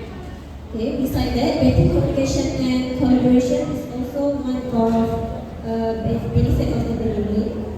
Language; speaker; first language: English; non-native, learner; Malay